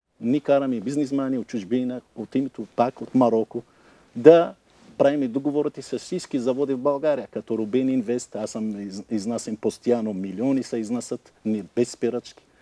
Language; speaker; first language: Bulgarian; non-native, learner; Arabic